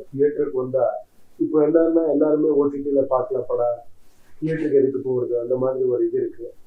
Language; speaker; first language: Tamil; non-native, learner; Kannada